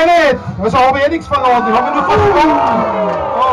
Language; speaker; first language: German; native; German